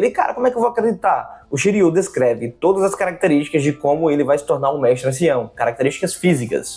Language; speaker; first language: Portuguese; native; Portuguese